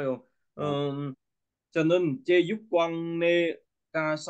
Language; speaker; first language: Korean; non-native, learner; Vietnamese